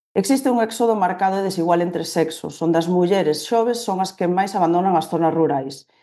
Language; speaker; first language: Galician; native; Galician